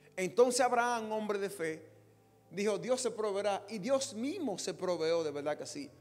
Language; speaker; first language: Spanish; native; Spanish